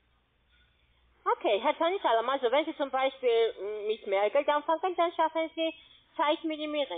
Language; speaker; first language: German; non-native, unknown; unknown